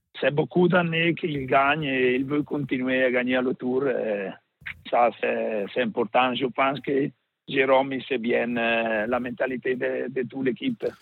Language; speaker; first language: French; non-native, learner; Italian